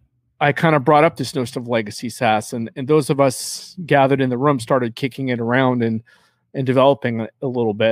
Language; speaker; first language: English; native; English